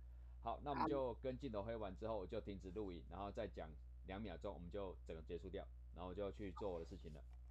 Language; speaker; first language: Chinese; native; Chinese